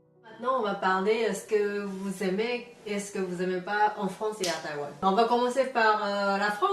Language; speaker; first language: French; non-native, fluent; Chinese